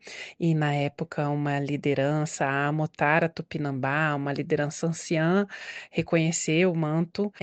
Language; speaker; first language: Portuguese; native; Portuguese